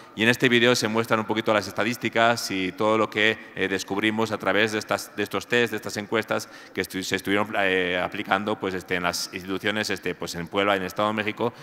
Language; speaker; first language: Spanish; native; Spanish